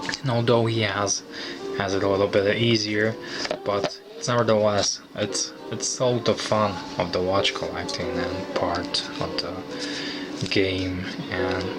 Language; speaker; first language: English; non-native, fluent; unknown